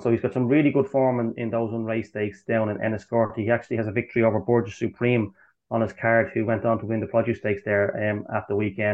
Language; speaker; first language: English; native; English